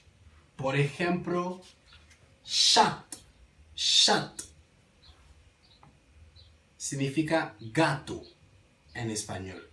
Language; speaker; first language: Spanish; non-native, learner; Haitian Creole